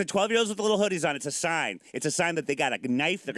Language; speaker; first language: English; native; English